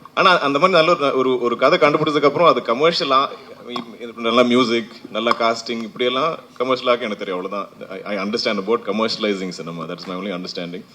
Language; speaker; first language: Tamil; non-native, fluent; Malayalam